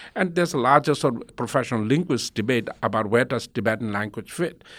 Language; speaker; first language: English; non-native, local second language; Tibetan